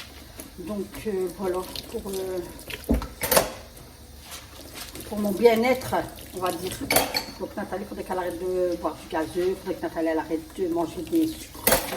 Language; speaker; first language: French; native; French